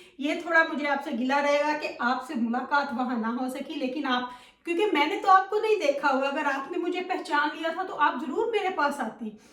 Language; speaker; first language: Hindi; native; Hindi